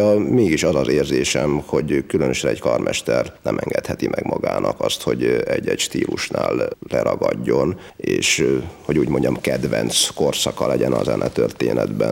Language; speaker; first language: Hungarian; native; Hungarian